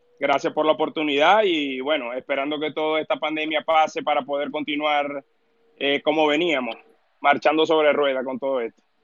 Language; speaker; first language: Spanish; native; Spanish